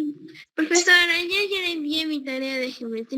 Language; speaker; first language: Spanish; native; Spanish